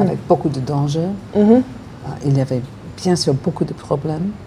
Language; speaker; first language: French; non-native, learner; English